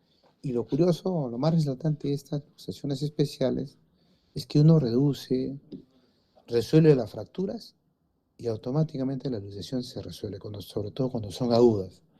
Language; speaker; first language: Spanish; native; Spanish